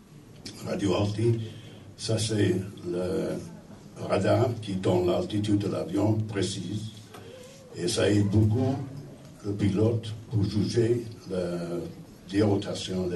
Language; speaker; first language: French; non-native, fluent; English